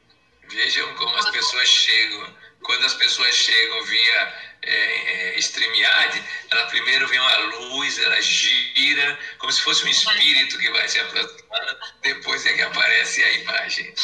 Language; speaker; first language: Portuguese; native; Portuguese